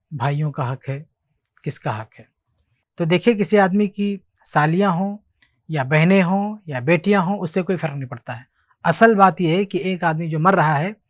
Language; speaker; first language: Hindi; native; Hindi